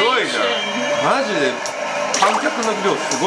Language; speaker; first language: Japanese; native; Japanese